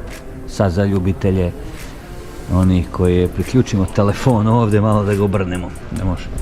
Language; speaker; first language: Serbian; native; Serbian